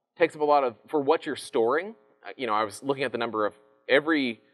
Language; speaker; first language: English; native; English